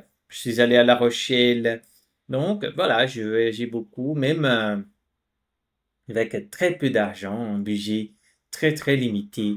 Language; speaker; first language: French; non-native, fluent; Portuguese